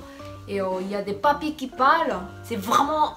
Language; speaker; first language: French; non-native, fluent; Korean